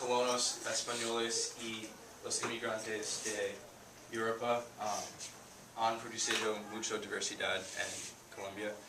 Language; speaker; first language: Spanish; non-native, learner; English